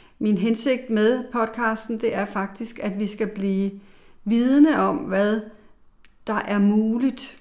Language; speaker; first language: Danish; native; Danish